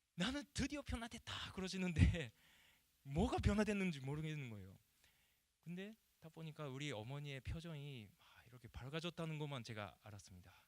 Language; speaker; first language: Korean; non-native, fluent; Japanese